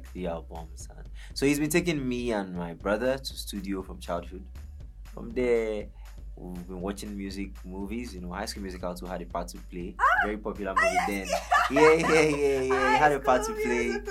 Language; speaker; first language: English; non-native, local second language; Yoruba